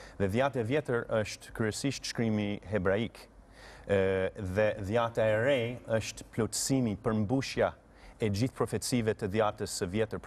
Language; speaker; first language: Albanian; non-native, fluent; English